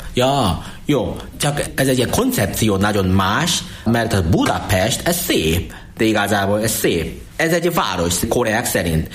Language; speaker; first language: Hungarian; non-native, learner; Korean